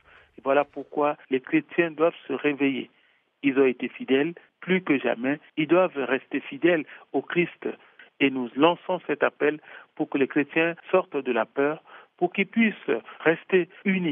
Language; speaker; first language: French; non-native, local second language; Sango